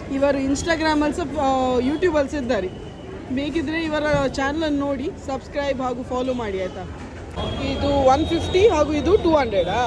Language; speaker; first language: Kannada; non-native, local second language; Tulu